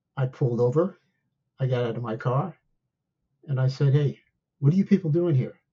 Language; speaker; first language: English; native; English